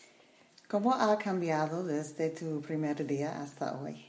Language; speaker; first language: Spanish; non-native, learner; English